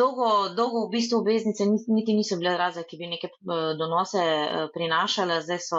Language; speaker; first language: Slovenian; native; Slovenian